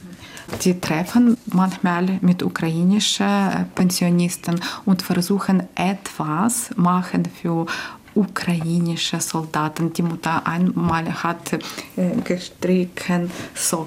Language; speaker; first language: German; non-native, learner; Ukrainian